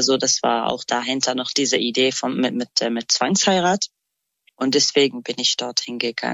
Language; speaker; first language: German; non-native, fluent; Kurdish